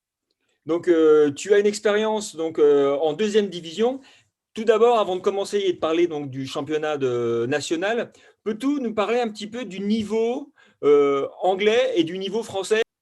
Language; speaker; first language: French; native; French